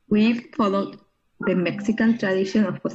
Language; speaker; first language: English; non-native, learner; Spanish